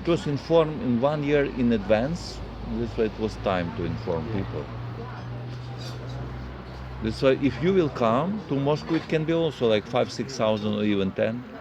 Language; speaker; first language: English; non-native, learner; Russian